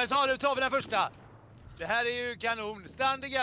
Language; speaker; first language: Swedish; native; Swedish